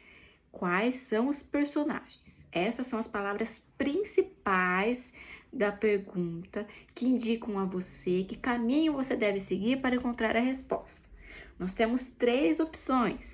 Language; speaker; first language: Portuguese; native; Portuguese